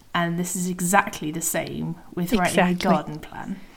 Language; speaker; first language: English; native; English